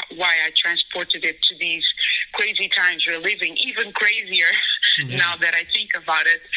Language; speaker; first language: English; non-native, fluent; Portuguese